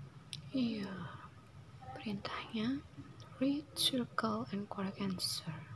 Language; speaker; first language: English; non-native, learner; Indonesian